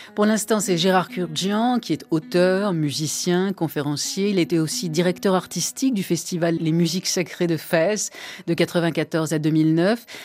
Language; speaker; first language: French; native; French